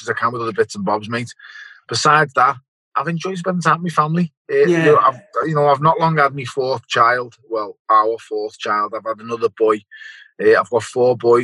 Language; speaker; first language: English; native; English